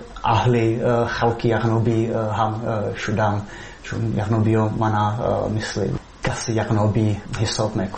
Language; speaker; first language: Persian; non-native, fluent; Slovak